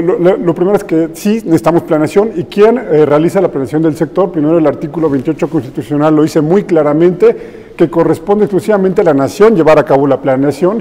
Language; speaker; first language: Spanish; native; Spanish